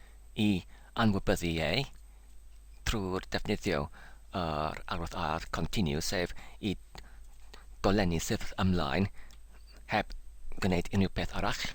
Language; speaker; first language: Welsh; non-native, learner; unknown